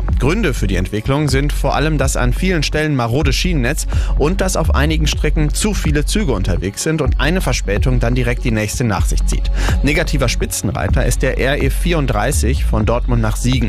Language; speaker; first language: German; native; German